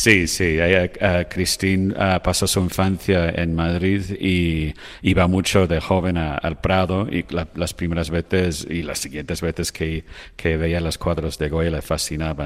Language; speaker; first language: Spanish; non-native, fluent; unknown